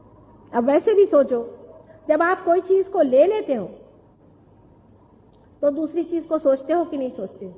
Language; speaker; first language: Hindi; non-native, local second language; Marathi